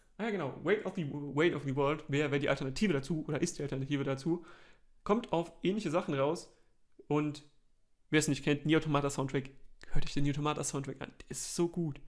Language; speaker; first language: German; native; German